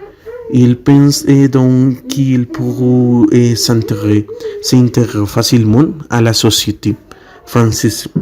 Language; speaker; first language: French; non-native, learner; Spanish